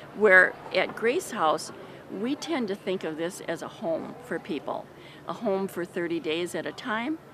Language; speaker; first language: English; native; English